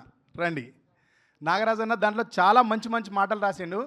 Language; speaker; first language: Telugu; native; Telugu